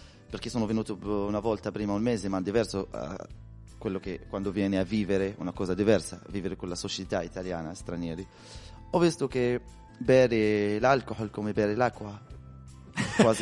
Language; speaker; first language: Italian; non-native, fluent; Arabic